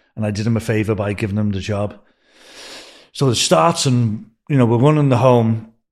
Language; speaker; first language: English; native; English